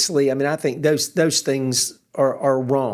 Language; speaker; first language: English; native; English